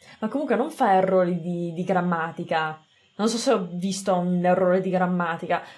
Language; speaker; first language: Italian; non-native, fluent; English